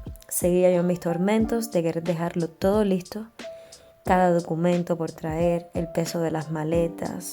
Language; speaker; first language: Spanish; native; Spanish